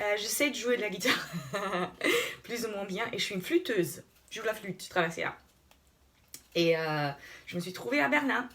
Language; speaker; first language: French; non-native, fluent; German